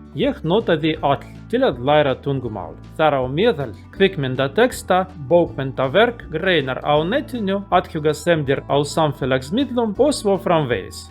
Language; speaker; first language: Icelandic; non-native, learner; Russian